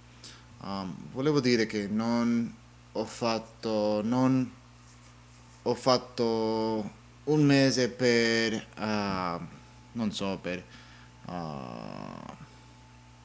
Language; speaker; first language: Italian; non-native, learner; English